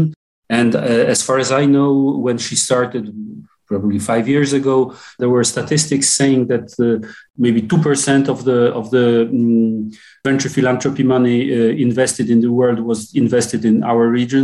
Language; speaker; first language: English; non-native, fluent; Polish